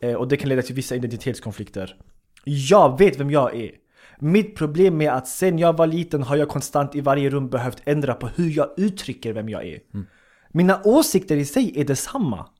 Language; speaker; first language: Swedish; early bilingual, other home language; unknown